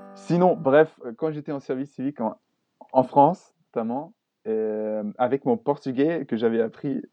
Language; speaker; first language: French; non-native, fluent; German